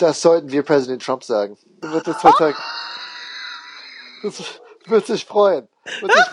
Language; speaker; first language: German; non-native, fluent; English